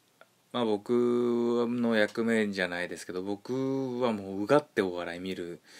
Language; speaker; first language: Japanese; native; Japanese